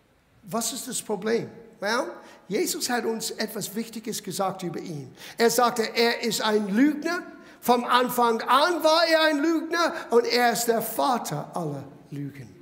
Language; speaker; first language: German; non-native, fluent; English